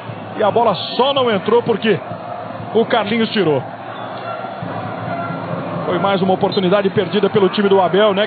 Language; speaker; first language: Portuguese; native; Portuguese